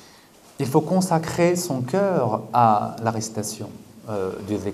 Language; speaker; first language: French; native; French